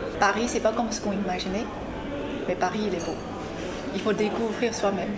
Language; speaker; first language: French; non-native, fluent; Chinese